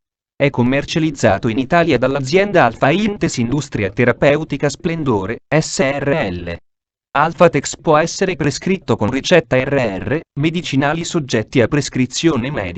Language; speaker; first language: Italian; native; Italian